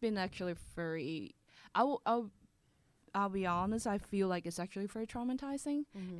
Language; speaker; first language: English; non-native, local second language; Cantonese